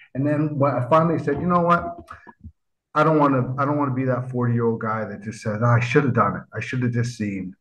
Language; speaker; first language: English; native; English